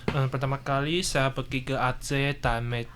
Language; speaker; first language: Indonesian; non-native, learner; Chinese